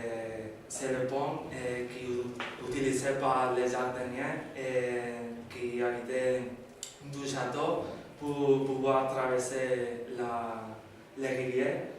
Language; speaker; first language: French; non-native, learner; Spanish